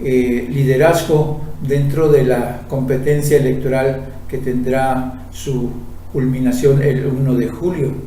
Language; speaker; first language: Spanish; native; Spanish